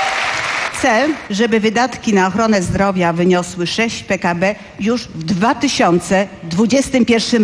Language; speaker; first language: Polish; native; Polish